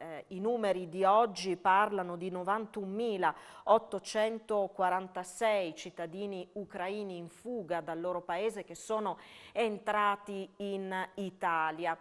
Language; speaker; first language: Italian; native; Italian